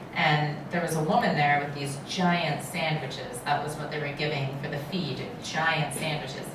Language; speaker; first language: English; native; English